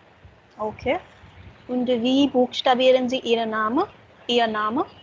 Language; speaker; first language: German; non-native, fluent; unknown